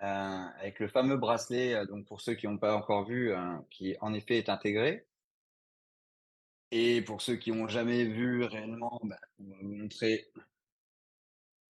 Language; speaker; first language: French; native; French